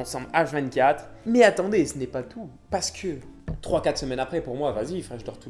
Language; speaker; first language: French; native; French